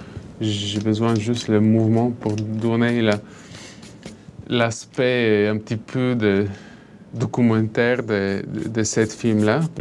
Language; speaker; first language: French; non-native, fluent; Bulgarian